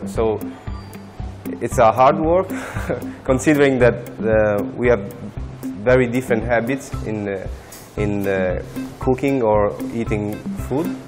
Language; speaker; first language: English; non-native, fluent; Italian